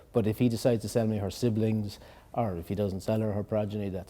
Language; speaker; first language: English; native; English